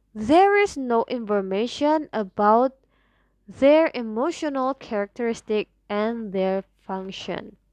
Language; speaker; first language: English; non-native, fluent; Indonesian